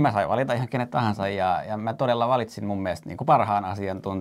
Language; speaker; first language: Finnish; native; Finnish